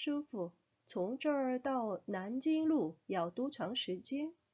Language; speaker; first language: Chinese; non-native, fluent; Korean